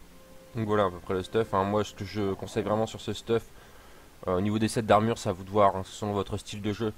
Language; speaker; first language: French; native; French